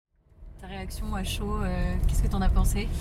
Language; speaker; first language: French; native; French